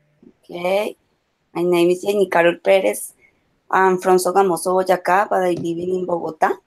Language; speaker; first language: English; non-native, learner; Spanish